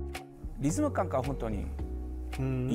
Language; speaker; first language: Japanese; non-native, learner; Korean